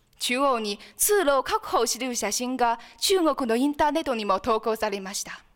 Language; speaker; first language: Japanese; non-native, fluent; Chinese